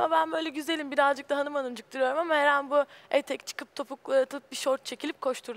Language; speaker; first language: Turkish; native; Turkish